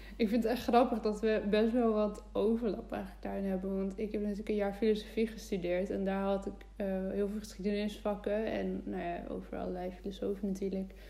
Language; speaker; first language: Dutch; native; Dutch